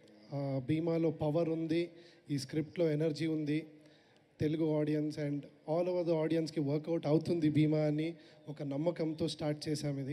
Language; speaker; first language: Telugu; non-native, learner; Kannada